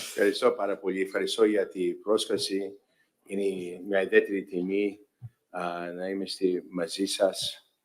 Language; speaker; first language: Greek; early bilingual, heritage; English